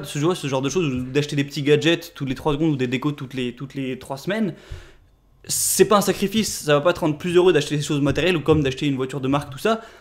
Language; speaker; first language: French; native; French